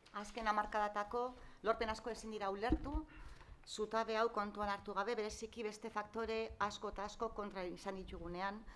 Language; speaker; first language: Basque; native; Basque